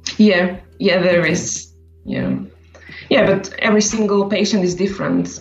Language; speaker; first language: English; non-native, fluent; Slovak